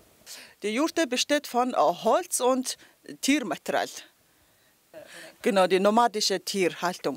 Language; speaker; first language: German; non-native, learner; Mongolian